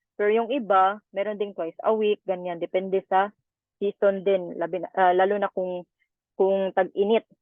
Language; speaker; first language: Filipino; native; Filipino